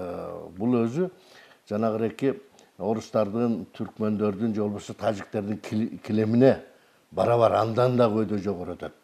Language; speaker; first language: Kyrgyz; native; Kyrgyz